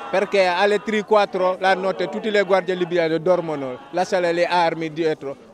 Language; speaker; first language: Italian; non-native, learner; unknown